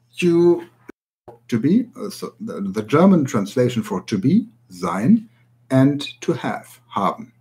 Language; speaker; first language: English; non-native, fluent; German